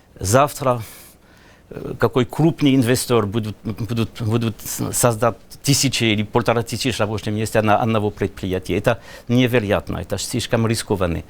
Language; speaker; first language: Russian; non-native, learner; French